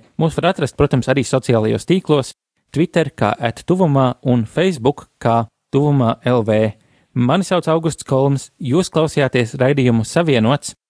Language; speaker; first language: Latvian; early bilingual, heritage; Latvian